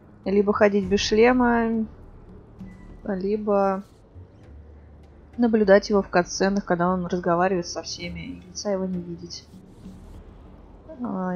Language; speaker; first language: Russian; native; Russian